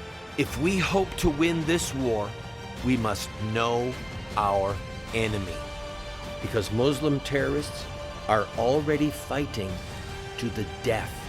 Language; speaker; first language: English; native; English